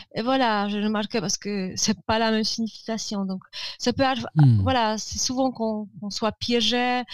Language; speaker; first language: French; non-native, fluent; Polish